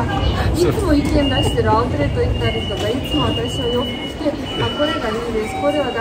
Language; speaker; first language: Japanese; non-native, fluent; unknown